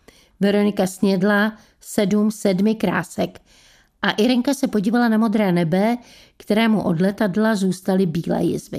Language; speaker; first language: Czech; native; Czech